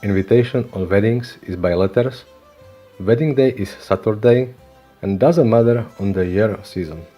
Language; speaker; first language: English; non-native, learner; Slovak